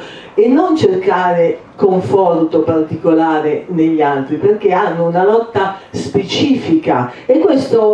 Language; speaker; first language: Italian; native; Italian